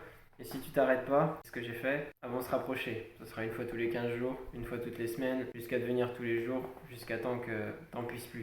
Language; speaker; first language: French; native; French